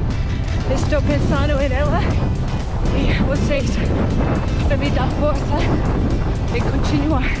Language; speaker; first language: Portuguese; non-native, fluent; English